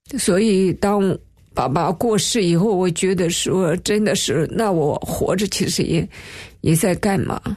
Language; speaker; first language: Chinese; native; Chinese